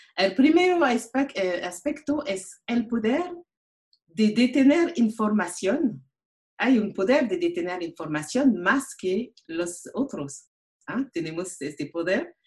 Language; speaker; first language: Spanish; non-native, learner; French